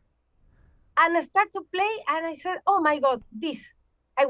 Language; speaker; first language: English; non-native, learner; Spanish